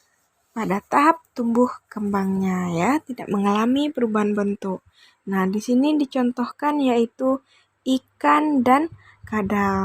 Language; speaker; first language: Indonesian; native; Indonesian